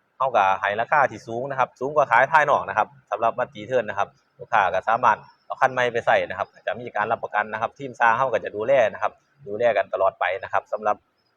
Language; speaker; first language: Thai; native; Thai